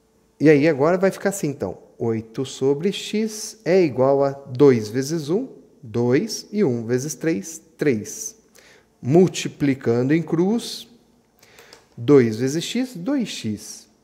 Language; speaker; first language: Portuguese; native; Portuguese